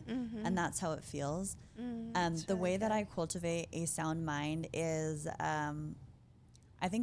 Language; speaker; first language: English; native; English